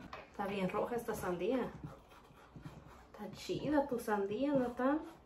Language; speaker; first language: Spanish; early bilingual, heritage; Spanish